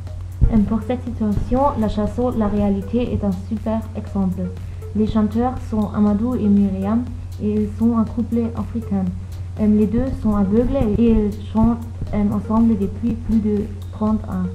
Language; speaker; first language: French; non-native, learner; German